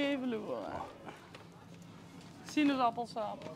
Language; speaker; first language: Dutch; native; Dutch